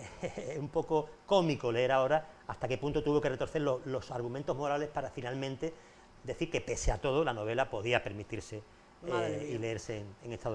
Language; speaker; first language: Spanish; native; Spanish